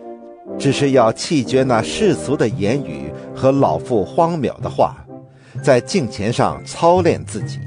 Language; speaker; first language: Chinese; native; Chinese